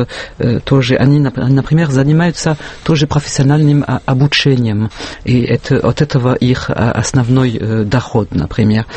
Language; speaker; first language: Russian; non-native, fluent; French